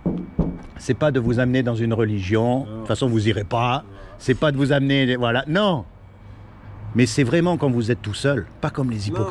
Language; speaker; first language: French; native; French